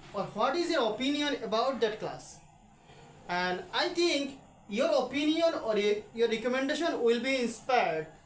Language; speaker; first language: English; non-native, local second language; Bangla